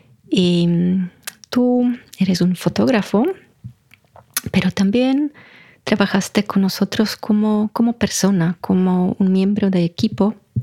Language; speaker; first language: Spanish; non-native, learner; Slovak